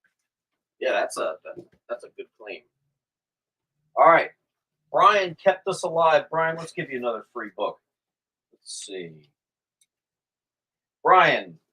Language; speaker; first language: English; native; English